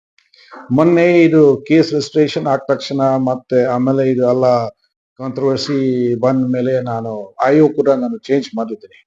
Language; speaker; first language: Kannada; non-native, learner; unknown